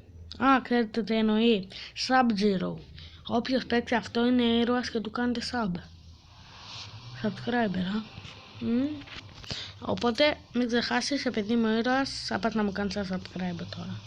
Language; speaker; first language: Greek; native; Greek